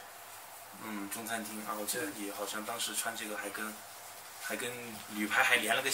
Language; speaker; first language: Chinese; native; Chinese